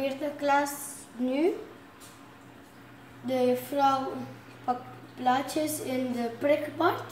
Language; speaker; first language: Dutch; non-native, local second language; Papiamento